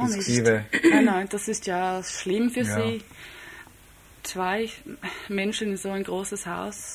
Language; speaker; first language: German; non-native, fluent; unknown